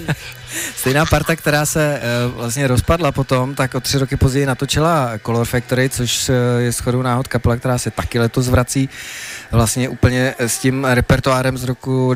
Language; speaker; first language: Czech; native; Czech